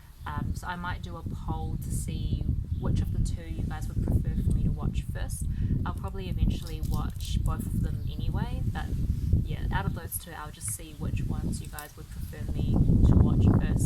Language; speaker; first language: English; early bilingual, other home language; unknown